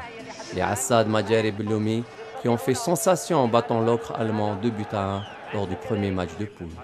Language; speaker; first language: French; non-native, local second language; Arabic